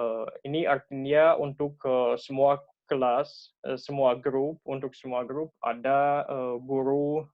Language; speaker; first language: Indonesian; non-native, learner; Russian